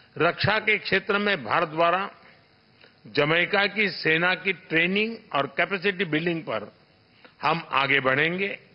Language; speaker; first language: Hindi; non-native, local second language; Gujarati